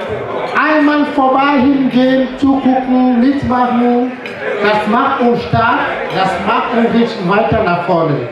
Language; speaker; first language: German; non-native, fluent; French